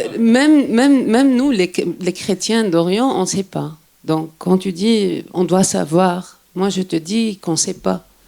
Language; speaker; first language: French; non-native, local second language; Arabic